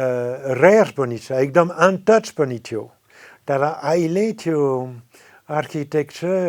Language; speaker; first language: Nepali; non-native, fluent; French